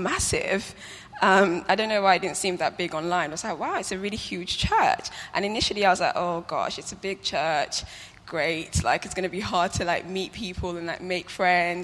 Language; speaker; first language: English; native; English